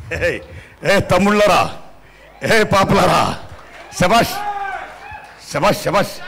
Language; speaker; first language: Telugu; native; Telugu